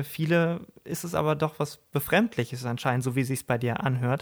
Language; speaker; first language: German; native; German